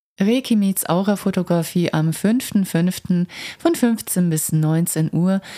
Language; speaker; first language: German; non-native, fluent; Croatian